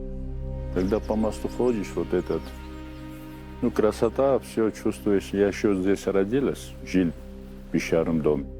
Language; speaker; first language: Russian; non-native, local second language; Armenian